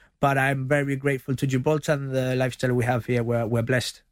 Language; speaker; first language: English; early bilingual, other home language; Spanish